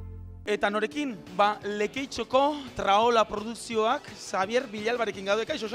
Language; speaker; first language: Basque; native; Basque